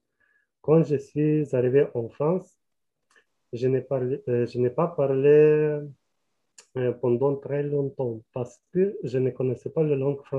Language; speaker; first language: French; non-native, learner; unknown